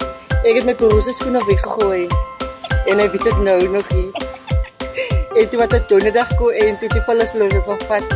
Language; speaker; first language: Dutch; non-native, learner; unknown